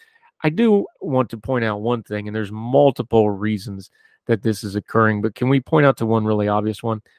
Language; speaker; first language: English; native; English